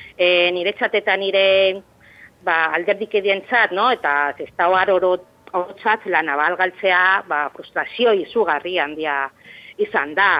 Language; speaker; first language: Basque; non-native, local second language; Spanish